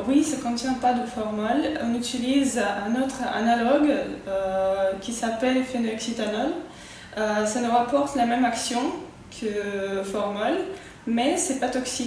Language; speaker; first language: French; non-native, fluent; Russian